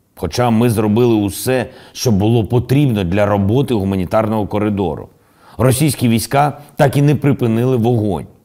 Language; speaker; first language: Ukrainian; non-native, local second language; Russian